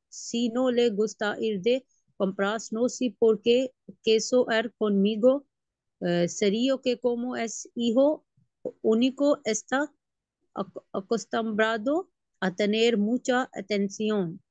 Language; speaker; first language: Spanish; non-native, learner; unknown